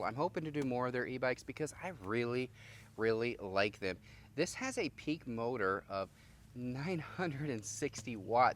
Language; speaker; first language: English; native; English